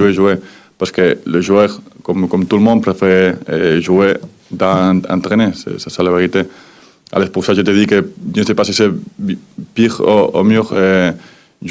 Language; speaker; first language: French; non-native, fluent; Spanish